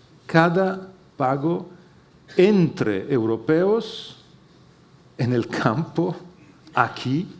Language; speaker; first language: Spanish; non-native, fluent; Italian